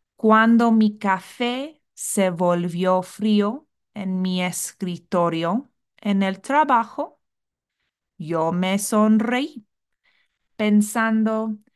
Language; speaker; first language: Spanish; non-native, fluent; English